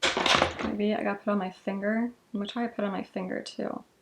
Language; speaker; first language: English; native; English